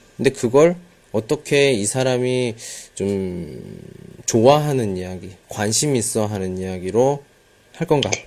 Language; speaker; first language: Korean; native; Korean